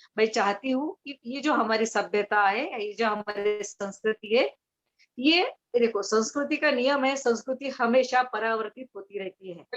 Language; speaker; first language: Hindi; non-native, local second language; Marathi